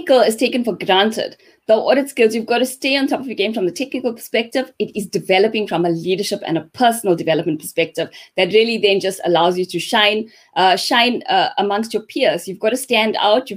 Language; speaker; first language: English; native; English